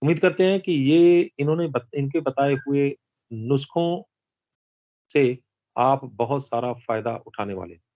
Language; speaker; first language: Hindi; non-native, local second language; Punjabi